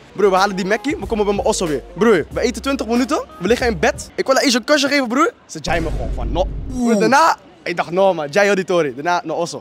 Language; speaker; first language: Dutch; native; Dutch